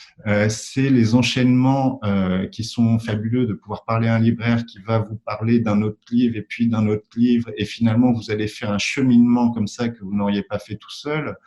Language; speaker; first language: French; native; French